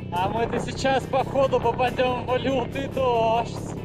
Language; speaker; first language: Russian; native; Russian